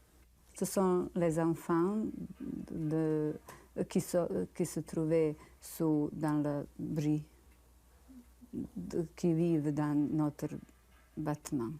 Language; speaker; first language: French; non-native, learner; Bosnian